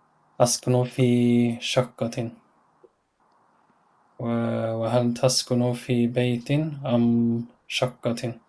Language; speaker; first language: Arabic; non-native, learner; Norwegian